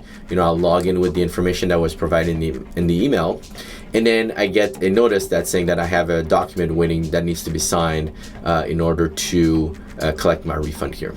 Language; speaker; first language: English; native; English